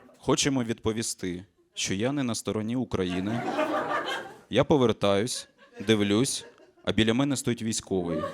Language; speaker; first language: Ukrainian; non-native, local second language; Russian